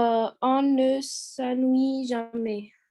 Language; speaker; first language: French; non-native, learner; Arabic